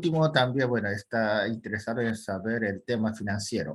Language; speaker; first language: Spanish; non-native, fluent; Japanese